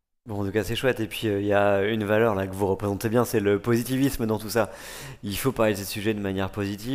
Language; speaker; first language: French; native; French